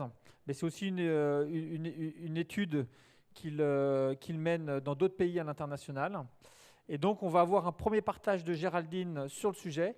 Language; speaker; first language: French; native; French